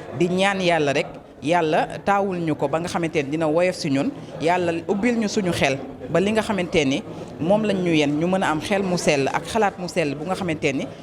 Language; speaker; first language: Wolof; native; Wolof